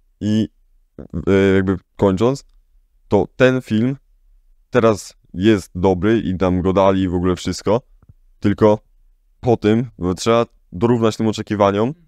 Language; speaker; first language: Polish; native; Polish